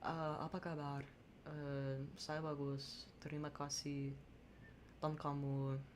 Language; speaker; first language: Indonesian; non-native, learner; English